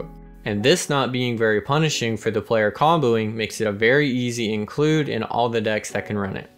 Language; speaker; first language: English; native; English